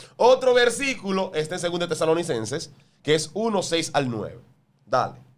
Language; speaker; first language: Spanish; native; Spanish